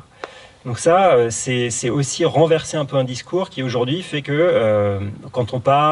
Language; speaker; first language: French; native; French